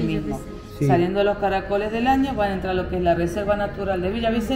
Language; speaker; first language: Spanish; native; Spanish